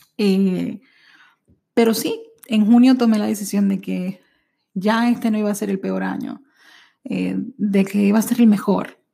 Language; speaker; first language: Spanish; early bilingual, heritage; Spanish